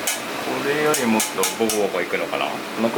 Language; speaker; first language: Japanese; native; Japanese